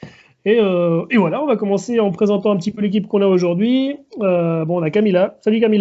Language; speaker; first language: French; native; French